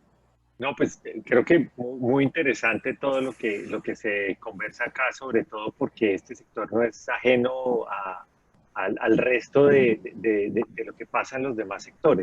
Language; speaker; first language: Spanish; native; Spanish